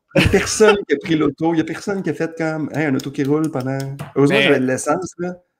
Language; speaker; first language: French; native; French